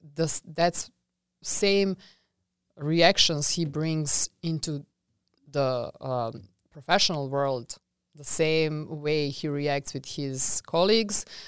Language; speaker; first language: English; non-native, fluent; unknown